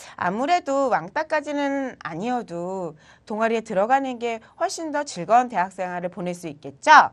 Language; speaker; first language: Korean; native; Korean